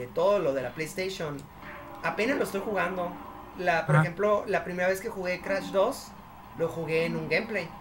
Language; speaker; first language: Spanish; native; Spanish